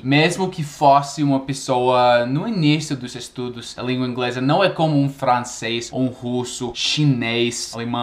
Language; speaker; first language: Portuguese; non-native, fluent; English